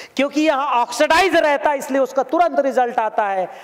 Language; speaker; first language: Hindi; native; Hindi